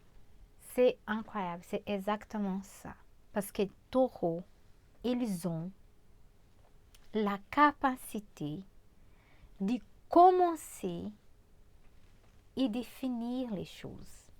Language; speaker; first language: French; non-native, fluent; Portuguese